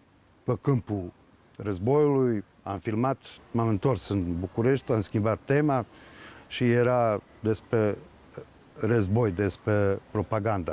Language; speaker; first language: Romanian; early bilingual, heritage; Serbian